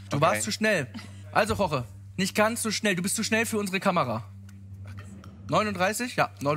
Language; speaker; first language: German; native; German